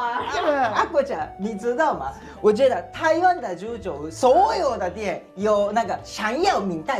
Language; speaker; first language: Chinese; non-native, fluent; Japanese